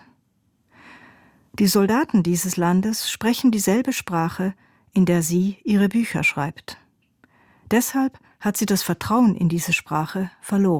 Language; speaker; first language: German; native; German